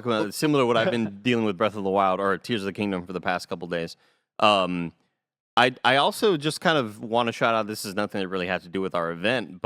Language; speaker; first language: English; native; English